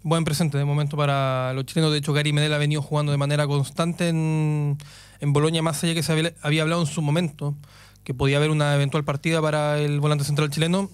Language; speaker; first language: Spanish; native; Spanish